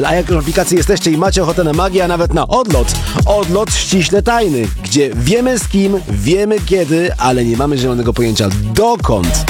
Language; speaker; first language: Polish; native; Polish